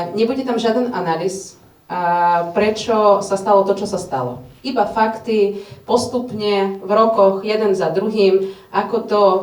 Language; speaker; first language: Slovak; non-native, fluent; Ukrainian